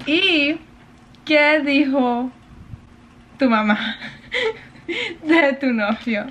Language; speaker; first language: Spanish; early bilingual, heritage; English